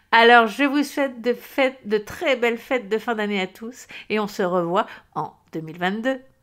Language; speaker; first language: French; native; French